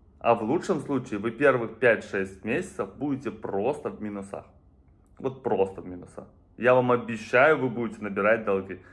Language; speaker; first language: Russian; native; Russian